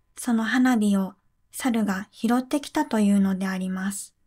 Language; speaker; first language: Japanese; native; Japanese